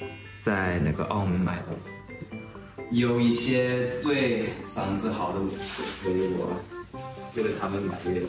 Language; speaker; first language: Chinese; non-native, fluent; Japanese